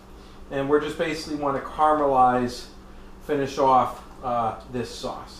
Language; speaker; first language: English; native; English